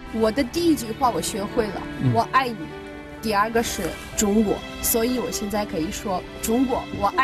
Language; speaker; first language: Chinese; non-native, fluent; Russian